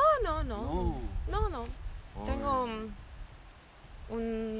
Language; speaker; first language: Spanish; non-native, learner; French